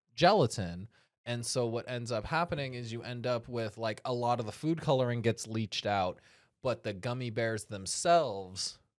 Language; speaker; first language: English; native; English